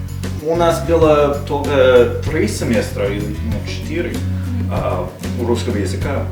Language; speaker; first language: Russian; non-native, fluent; English